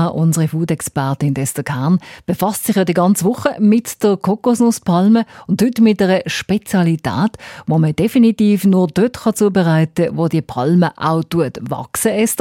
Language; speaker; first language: German; native; German